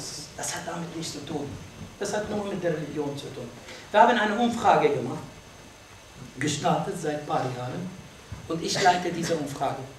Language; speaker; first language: German; non-native, fluent; Arabic